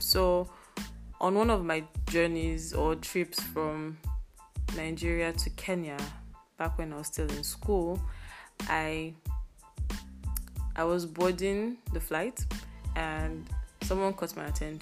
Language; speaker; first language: English; non-native, local second language; Yoruba